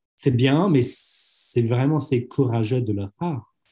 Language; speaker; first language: French; non-native, fluent; English